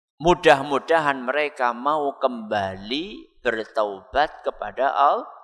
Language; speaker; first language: Indonesian; non-native, local second language; Javanese